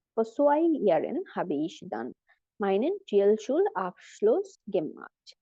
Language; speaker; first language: German; non-native, fluent; Bangla